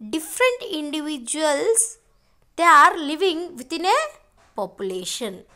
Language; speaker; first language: English; non-native, local second language; Telugu